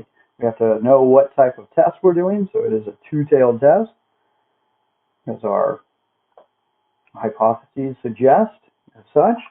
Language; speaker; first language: English; native; English